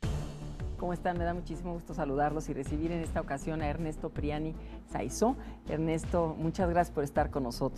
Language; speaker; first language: Spanish; native; Spanish